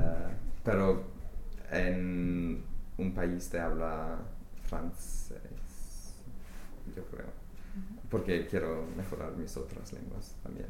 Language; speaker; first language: Spanish; non-native, fluent; English